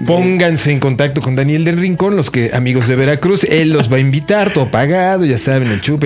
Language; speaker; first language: Spanish; native; Spanish